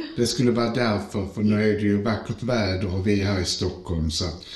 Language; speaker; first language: Swedish; native; Swedish